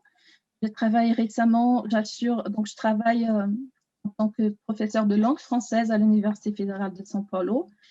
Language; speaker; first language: French; non-native, fluent; Portuguese